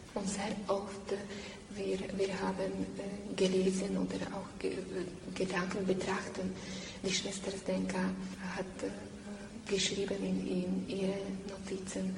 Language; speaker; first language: German; non-native, learner; Slovak